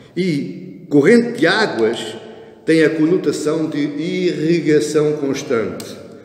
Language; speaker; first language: Portuguese; early bilingual, heritage; Portuguese